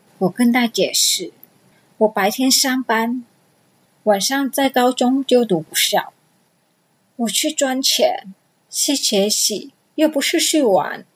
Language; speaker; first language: Chinese; non-native, fluent; Vietnamese